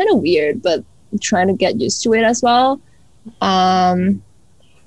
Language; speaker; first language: English; non-native, local second language; Cantonese